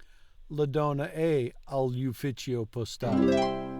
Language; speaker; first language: Italian; non-native, learner; English